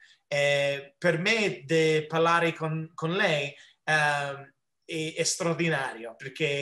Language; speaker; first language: Italian; early bilingual, heritage; English